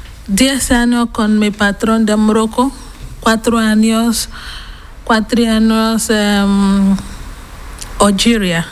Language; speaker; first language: Spanish; non-native, learner; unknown